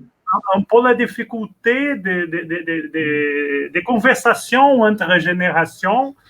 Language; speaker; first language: French; non-native, learner; Portuguese